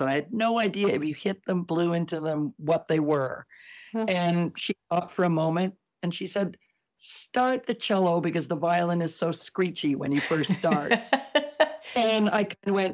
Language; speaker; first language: English; native; English